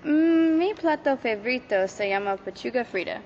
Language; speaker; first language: Spanish; non-native, learner; English